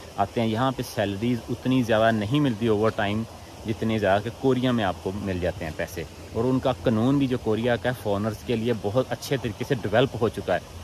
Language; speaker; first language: Urdu; non-native, local second language; Punjabi